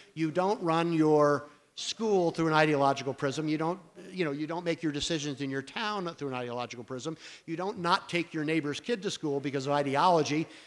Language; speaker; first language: English; native; English